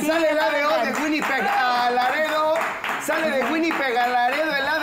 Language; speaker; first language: Spanish; native; Spanish